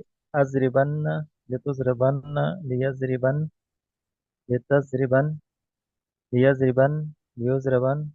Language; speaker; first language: Arabic; non-native, learner; Urdu